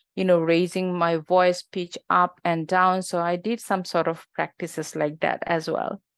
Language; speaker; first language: English; non-native, local second language; Bangla